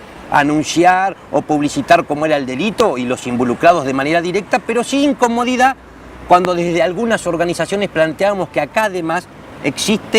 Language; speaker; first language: Spanish; native; Spanish